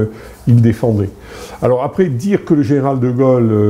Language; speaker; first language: French; native; French